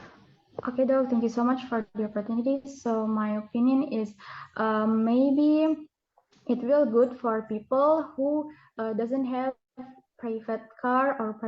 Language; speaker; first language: English; non-native, learner; Indonesian